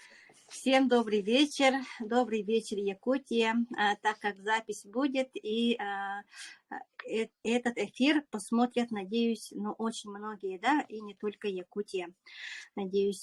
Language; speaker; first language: Russian; non-native, local second language; Yakut